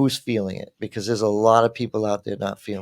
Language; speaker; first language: English; native; English